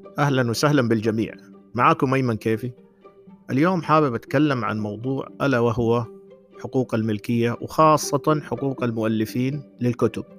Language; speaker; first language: Arabic; native; Arabic